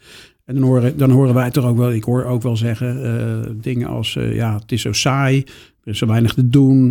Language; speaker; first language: Dutch; native; Dutch